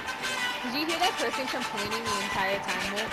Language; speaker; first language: English; native; English